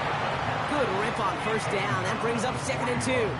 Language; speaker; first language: English; native; English